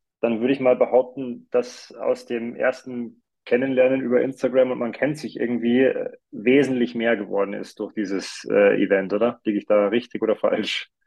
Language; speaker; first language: German; native; German